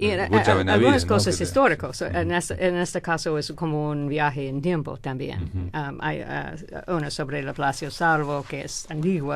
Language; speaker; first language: Spanish; non-native, fluent; English